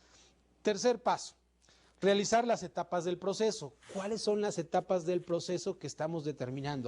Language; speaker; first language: Spanish; native; Spanish